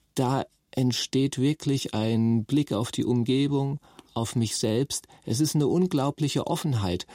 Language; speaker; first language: German; native; German